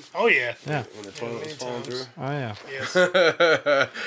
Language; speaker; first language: English; native; English